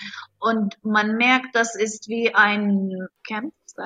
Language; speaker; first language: German; non-native, fluent; Arabic